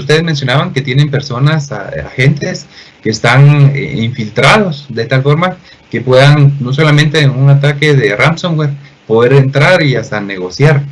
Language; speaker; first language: Spanish; native; Spanish